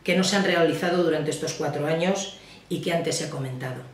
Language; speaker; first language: Spanish; native; Spanish